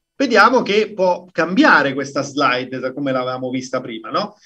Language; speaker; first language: Italian; native; Italian